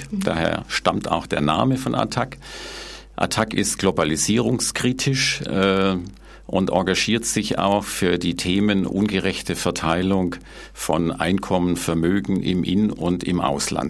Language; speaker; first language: German; native; German